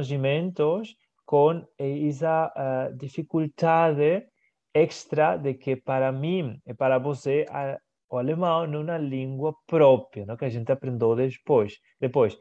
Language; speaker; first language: Portuguese; non-native, fluent; Spanish